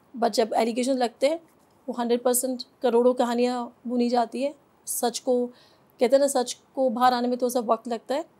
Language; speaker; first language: Hindi; native; Hindi